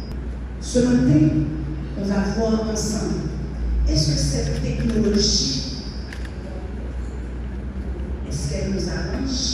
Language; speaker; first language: French; non-native, local second language; Haitian Creole